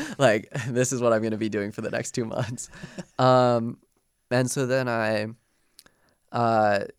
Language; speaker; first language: English; native; English